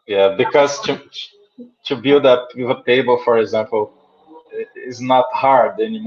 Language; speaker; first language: English; non-native, fluent; Portuguese